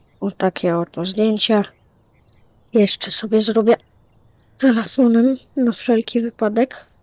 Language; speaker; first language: Polish; native; Polish